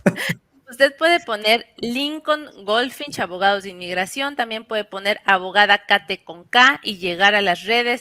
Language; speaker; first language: Spanish; native; Spanish